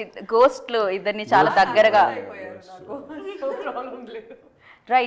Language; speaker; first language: Telugu; native; Telugu